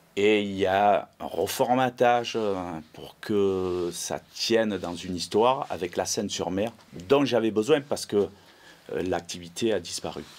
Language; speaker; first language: French; native; French